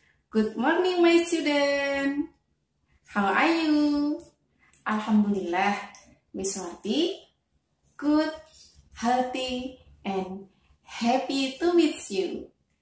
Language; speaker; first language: English; non-native, learner; Indonesian